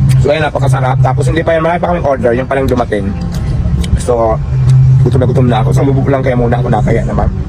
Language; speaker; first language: Filipino; native; Filipino